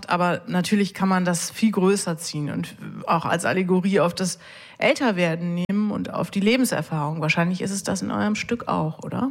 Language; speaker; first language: German; native; German